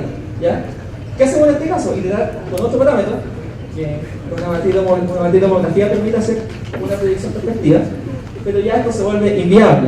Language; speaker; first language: Spanish; native; Spanish